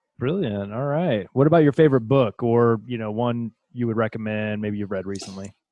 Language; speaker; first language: English; native; English